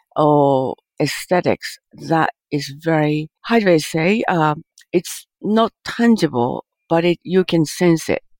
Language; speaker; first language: English; early bilingual, other home language; Japanese